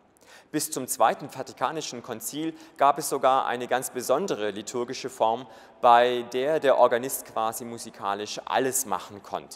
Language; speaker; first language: German; native; German